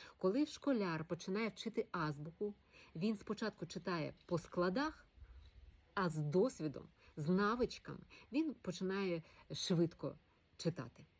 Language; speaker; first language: Ukrainian; non-native, local second language; Russian